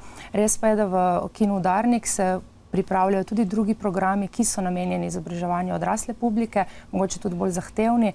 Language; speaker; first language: Slovenian; native; Slovenian